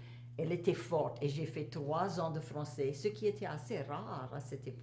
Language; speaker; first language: French; native; French